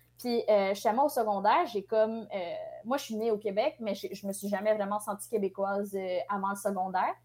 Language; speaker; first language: French; early bilingual, other home language; Tamil